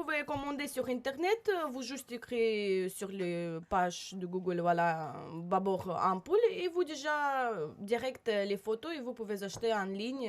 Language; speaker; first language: French; non-native, learner; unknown